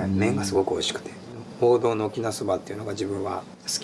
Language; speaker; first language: Japanese; native; Japanese